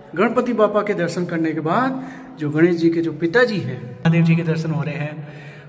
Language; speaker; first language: Hindi; non-native, local second language; Gujarati